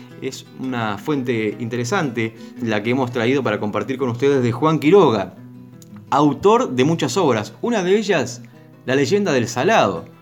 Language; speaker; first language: Spanish; native; Spanish